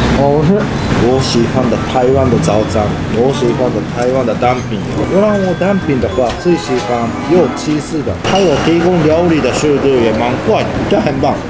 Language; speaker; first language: Chinese; non-native, fluent; Japanese